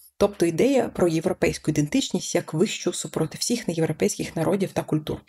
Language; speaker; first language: Ukrainian; early bilingual, other home language; Persian